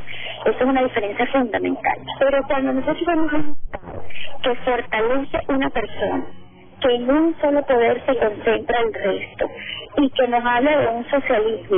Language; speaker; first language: Spanish; native; Spanish